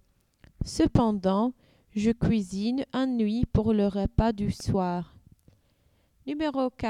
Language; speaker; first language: French; non-native, learner; English